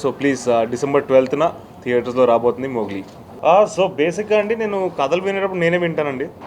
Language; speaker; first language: Telugu; native; Telugu